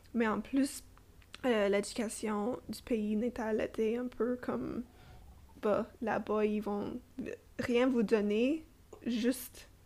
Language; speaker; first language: French; non-native, fluent; English